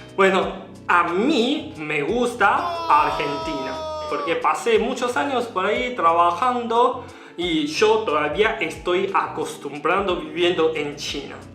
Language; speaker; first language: Spanish; non-native, learner; Chinese